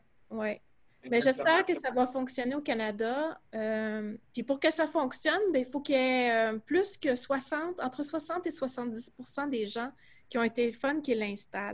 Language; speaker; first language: French; native; French